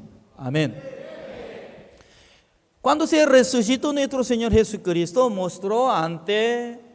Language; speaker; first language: Spanish; non-native, fluent; Korean